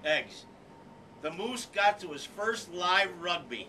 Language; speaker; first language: English; native; English